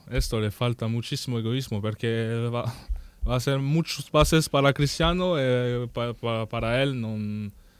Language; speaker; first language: Spanish; non-native, learner; French